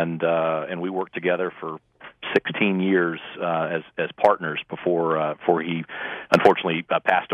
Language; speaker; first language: English; native; English